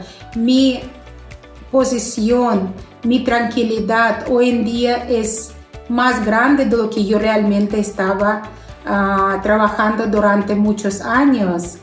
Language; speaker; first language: Spanish; non-native, fluent; Russian